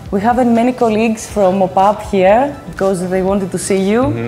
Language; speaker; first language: English; non-native, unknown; Greek